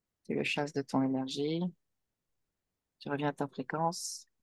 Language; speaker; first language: French; native; French